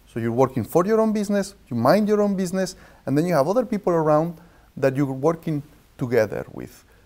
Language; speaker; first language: English; non-native, fluent; Spanish